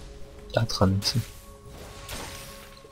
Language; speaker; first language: German; native; German